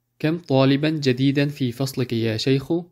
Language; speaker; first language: Arabic; non-native, fluent; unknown